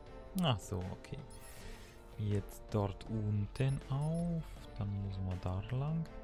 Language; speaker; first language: German; native; German